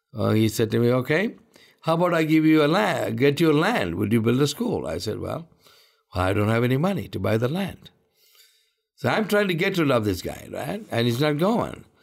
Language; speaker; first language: English; non-native, local second language; Malayalam